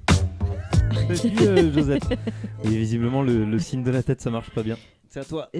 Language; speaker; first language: French; native; French